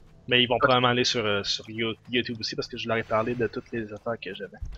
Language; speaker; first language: French; native; French